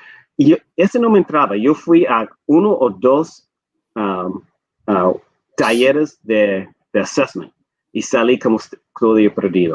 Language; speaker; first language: Spanish; non-native, fluent; English